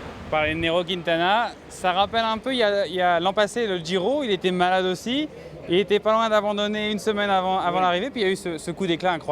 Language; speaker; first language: French; native; French